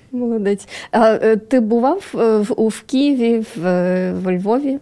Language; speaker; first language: Ukrainian; non-native, local second language; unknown